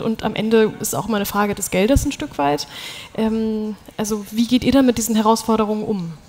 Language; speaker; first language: German; native; German